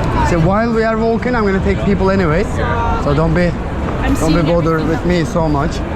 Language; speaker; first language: English; non-native, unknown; Turkish